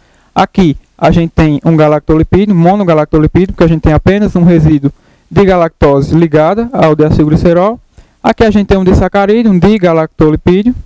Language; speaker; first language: Portuguese; native; Portuguese